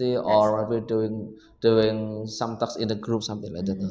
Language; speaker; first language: English; non-native, learner; Indonesian